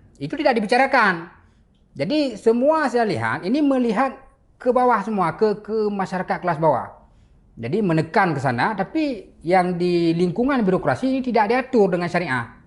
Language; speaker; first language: Malay; non-native, local second language; Achinese